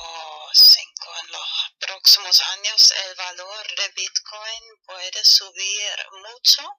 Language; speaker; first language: Spanish; non-native, fluent; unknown